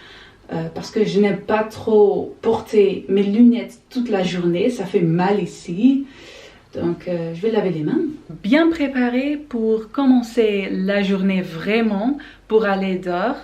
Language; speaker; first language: French; non-native, learner; Dutch